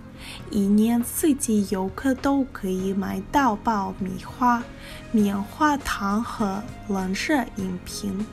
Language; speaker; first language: Chinese; non-native, learner; Russian